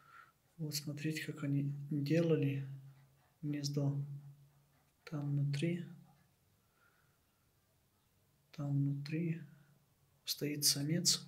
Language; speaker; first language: Russian; non-native, local second language; Romanian